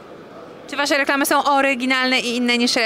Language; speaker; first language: Polish; native; Polish